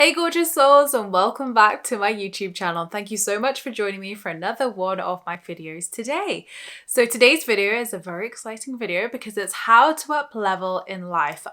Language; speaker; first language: English; native; English